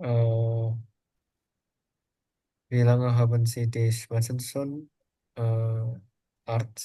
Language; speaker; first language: German; non-native, learner; Indonesian